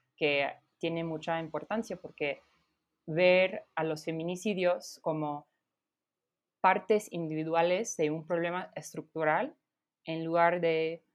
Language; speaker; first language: Spanish; non-native, fluent; English